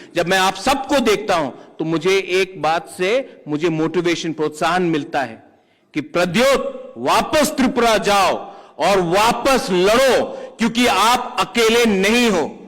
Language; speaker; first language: Hindi; non-native, local second language; Kok Borok